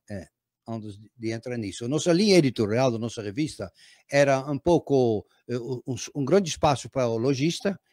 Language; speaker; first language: Portuguese; non-native, fluent; Dutch